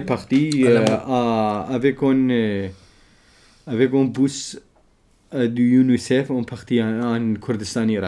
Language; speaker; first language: French; non-native, learner; Kurdish